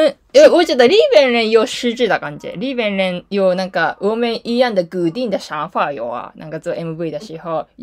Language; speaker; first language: Chinese; non-native, learner; Japanese